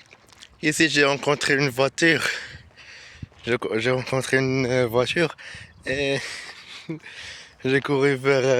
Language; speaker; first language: French; non-native, learner; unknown